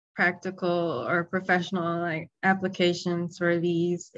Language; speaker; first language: English; native; English